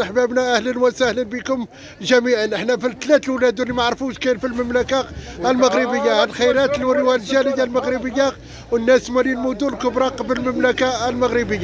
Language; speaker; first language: Arabic; native; Arabic